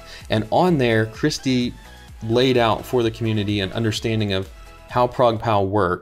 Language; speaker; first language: English; native; English